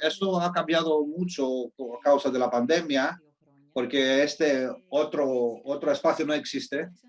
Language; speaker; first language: Spanish; non-native, fluent; Greek